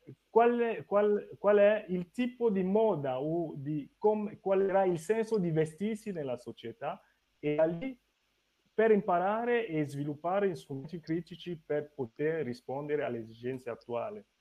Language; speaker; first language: Italian; non-native, fluent; French